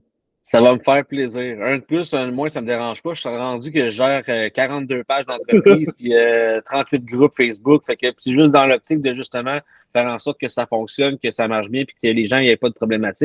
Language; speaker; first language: French; native; French